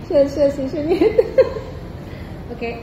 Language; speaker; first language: Russian; non-native, fluent; Indonesian